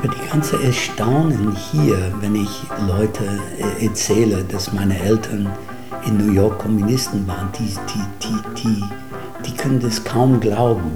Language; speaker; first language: German; non-native, fluent; English